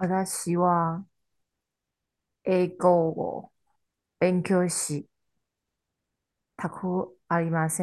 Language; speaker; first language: Japanese; non-native, learner; Chinese